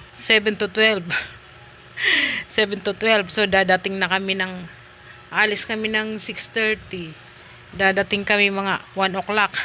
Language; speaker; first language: Filipino; non-native, local second language; Bikol